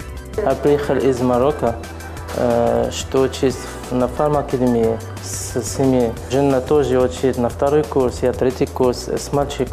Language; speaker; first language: Russian; non-native, learner; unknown